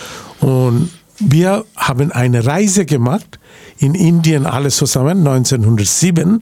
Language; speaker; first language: German; non-native, fluent; Bangla